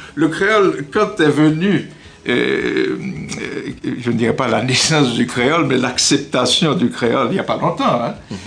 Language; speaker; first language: French; non-native, local second language; Haitian Creole